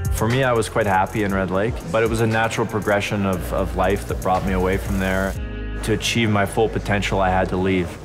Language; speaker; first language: English; native; English